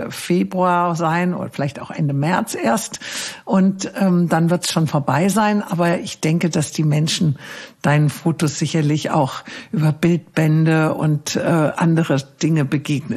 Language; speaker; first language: German; native; German